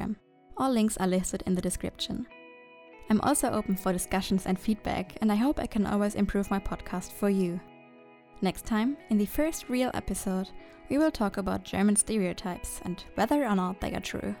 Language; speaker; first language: English; non-native, fluent; German